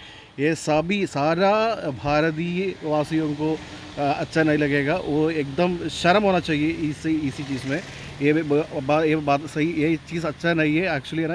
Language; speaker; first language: Hindi; non-native, local second language; Malayalam